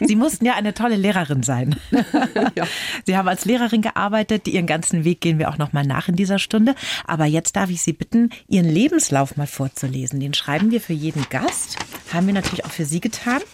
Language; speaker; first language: German; native; German